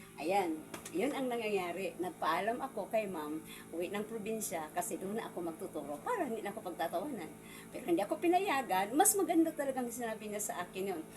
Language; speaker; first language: Filipino; non-native, local second language; Cebuano